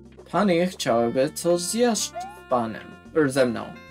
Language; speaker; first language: Polish; non-native, learner; English